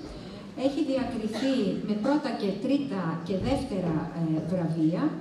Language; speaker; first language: Greek; native; Greek